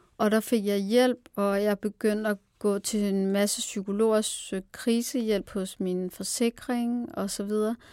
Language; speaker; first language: Danish; early bilingual, other home language; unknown